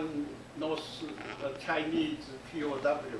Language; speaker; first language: English; non-native, learner; Korean